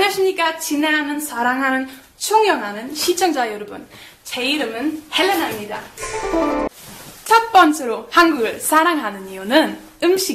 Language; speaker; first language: Korean; non-native, learner; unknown